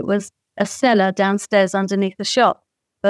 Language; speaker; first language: English; native; English